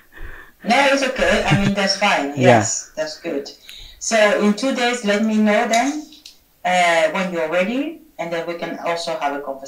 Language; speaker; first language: English; non-native, fluent; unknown